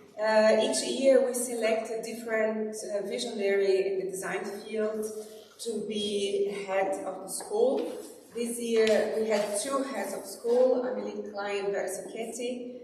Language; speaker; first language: English; non-native, fluent; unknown